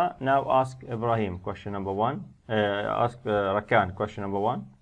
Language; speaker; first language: English; non-native, fluent; Arabic